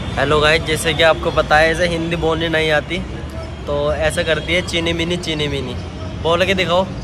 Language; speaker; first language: Hindi; native; Hindi